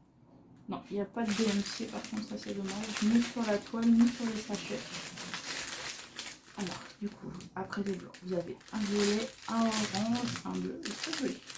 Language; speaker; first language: French; native; French